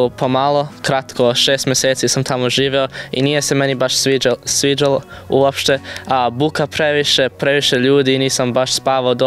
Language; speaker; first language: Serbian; early bilingual, heritage; English